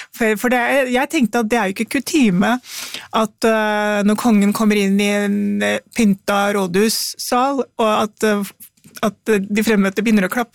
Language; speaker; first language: Norwegian; early bilingual, other home language; Urdu